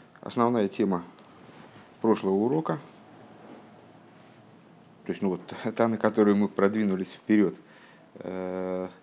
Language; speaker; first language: Russian; native; Russian